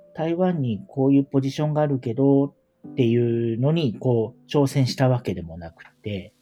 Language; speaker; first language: Japanese; native; Japanese